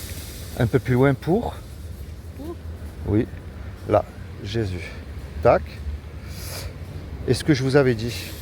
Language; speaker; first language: French; native; French